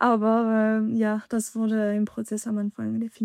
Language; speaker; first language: German; non-native, fluent; French